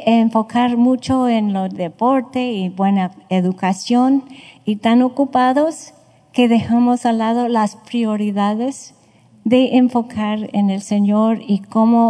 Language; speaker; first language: Spanish; non-native, fluent; English